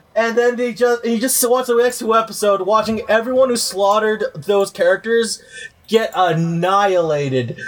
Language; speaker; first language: English; early bilingual, heritage; Spanish